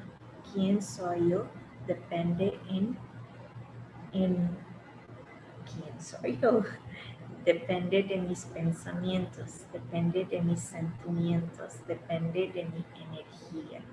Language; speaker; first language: Spanish; early bilingual, heritage; English